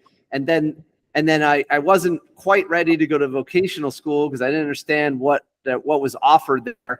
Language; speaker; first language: English; native; English